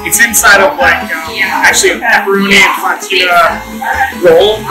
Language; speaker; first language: English; native; English